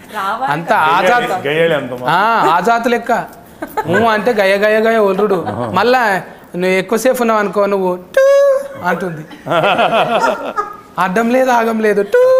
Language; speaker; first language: Telugu; native; Telugu